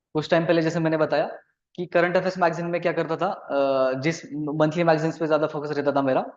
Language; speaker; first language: Hindi; non-native, local second language; Marathi